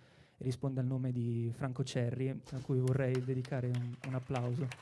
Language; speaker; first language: Italian; native; Italian